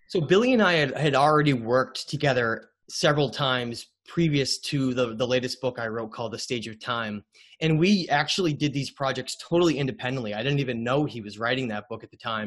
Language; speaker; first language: English; native; English